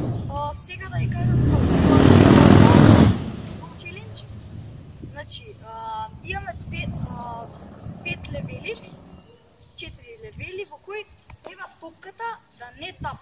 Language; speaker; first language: Macedonian; native; Macedonian